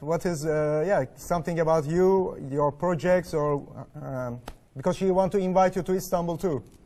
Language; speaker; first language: English; non-native, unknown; Turkish